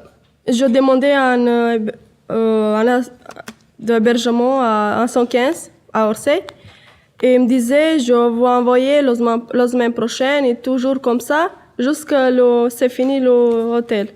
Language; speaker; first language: French; non-native, learner; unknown